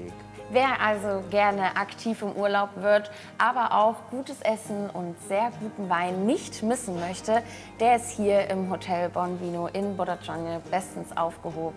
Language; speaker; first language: German; native; German